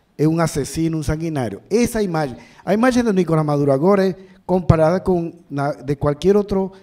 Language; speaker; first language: Portuguese; non-native, learner; Spanish